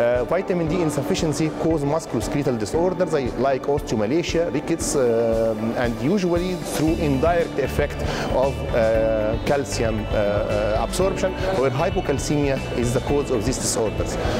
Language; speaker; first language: English; non-native, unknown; Arabic